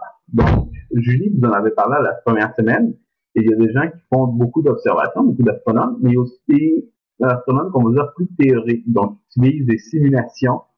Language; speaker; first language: French; native; French